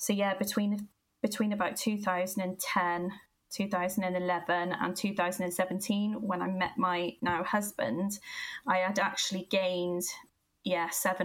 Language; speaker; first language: English; native; English